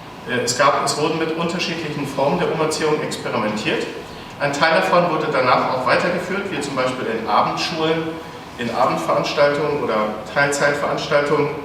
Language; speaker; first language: German; native; German